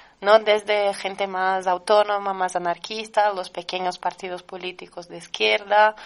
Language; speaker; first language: Spanish; non-native, fluent; Portuguese